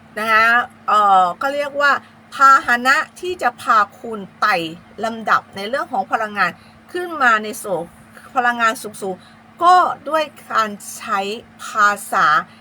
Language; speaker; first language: Thai; native; Thai